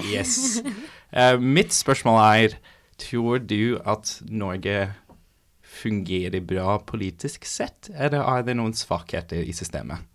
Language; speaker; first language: Norwegian; non-native, fluent; English